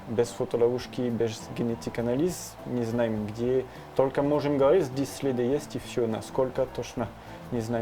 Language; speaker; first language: Russian; non-native, learner; French